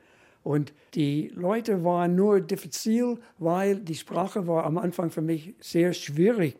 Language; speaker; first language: German; non-native, fluent; English